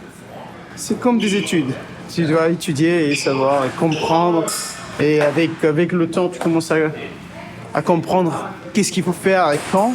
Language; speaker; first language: French; non-native, local second language; Arabic